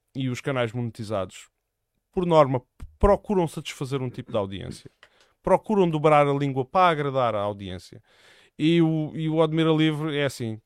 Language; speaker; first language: Portuguese; native; Portuguese